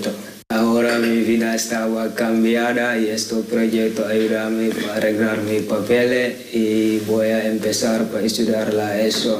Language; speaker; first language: Spanish; non-native, learner; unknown